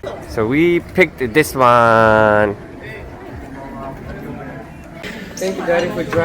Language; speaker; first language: English; non-native, fluent; Korean